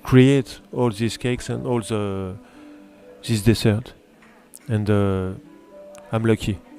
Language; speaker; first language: English; non-native, learner; French